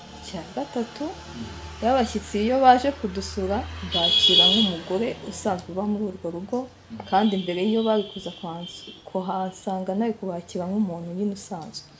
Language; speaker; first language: Kinyarwanda; native; Kinyarwanda